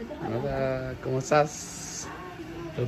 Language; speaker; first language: Spanish; non-native, learner; English